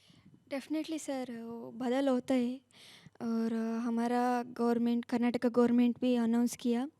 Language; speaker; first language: Hindi; non-native, local second language; Kannada